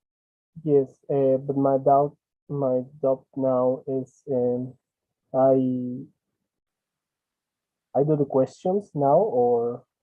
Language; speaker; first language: English; non-native, learner; Spanish